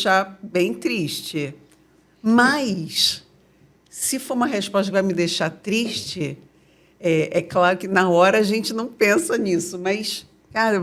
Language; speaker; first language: Portuguese; native; Portuguese